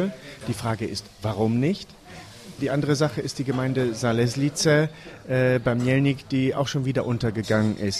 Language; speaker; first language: German; native; German